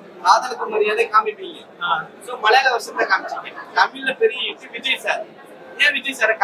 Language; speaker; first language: Tamil; native; Tamil